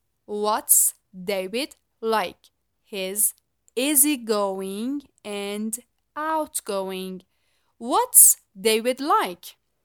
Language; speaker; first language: English; non-native, fluent; Persian